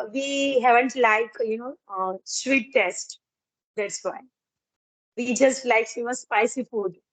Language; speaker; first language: English; non-native, learner; Gujarati